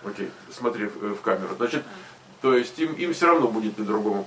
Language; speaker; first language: Russian; native; Russian